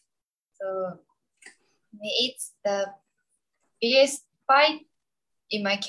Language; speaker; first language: English; non-native, learner; Japanese